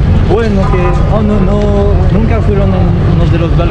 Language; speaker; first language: Spanish; non-native, learner; Turkish